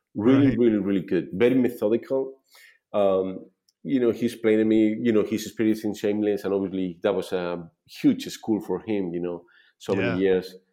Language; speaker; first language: English; non-native, fluent; Spanish